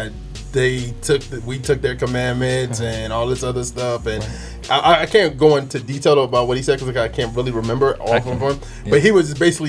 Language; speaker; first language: English; native; English